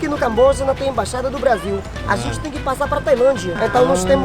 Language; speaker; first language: Portuguese; non-native, fluent; Khmer